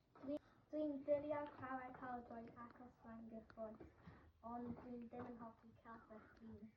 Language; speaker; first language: Welsh; non-native, local second language; English